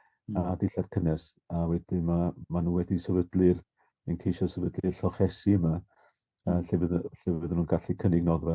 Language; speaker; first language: Welsh; native; Welsh